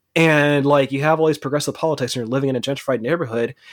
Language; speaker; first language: English; native; English